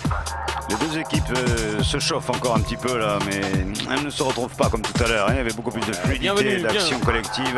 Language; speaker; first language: French; native; French